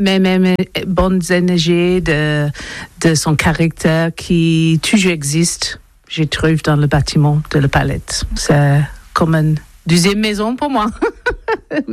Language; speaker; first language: French; non-native, learner; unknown